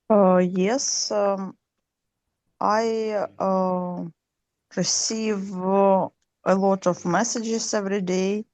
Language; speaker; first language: English; non-native, learner; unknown